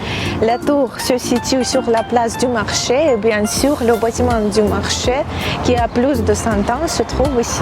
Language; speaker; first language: French; non-native, fluent; Russian